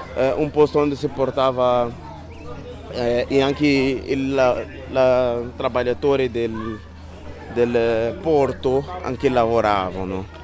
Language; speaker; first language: Italian; non-native, fluent; Portuguese